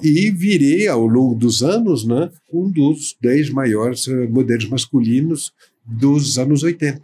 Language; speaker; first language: Portuguese; non-native, fluent; French